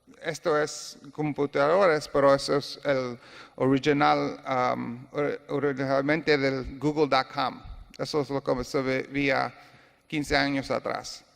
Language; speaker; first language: Spanish; non-native, learner; English